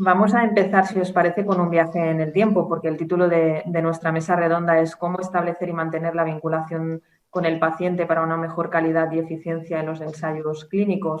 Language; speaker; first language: Spanish; native; Spanish